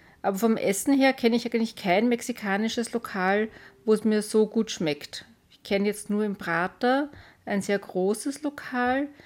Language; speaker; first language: German; native; German